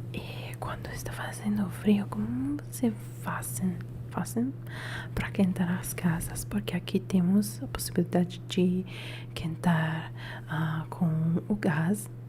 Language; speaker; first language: Portuguese; non-native, learner; Italian